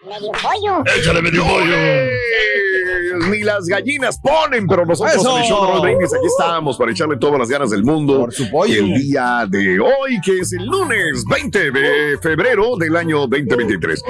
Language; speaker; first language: Spanish; native; Spanish